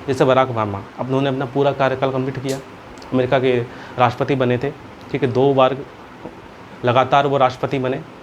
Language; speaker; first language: Hindi; native; Hindi